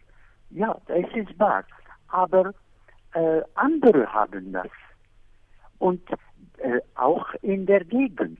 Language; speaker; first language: German; non-native, fluent; Arabic